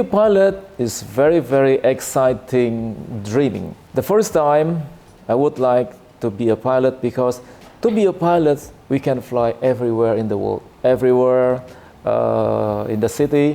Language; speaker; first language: English; non-native, learner; Indonesian